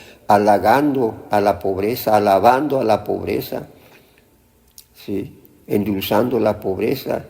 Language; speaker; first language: Spanish; native; Spanish